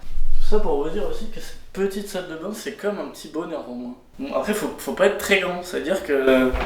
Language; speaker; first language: French; native; French